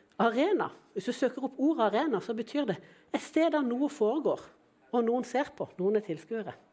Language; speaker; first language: Norwegian; native; Norwegian